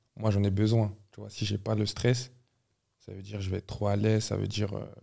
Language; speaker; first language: French; native; French